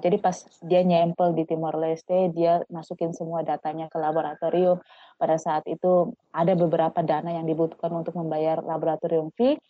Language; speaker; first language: Indonesian; non-native, local second language; Tetum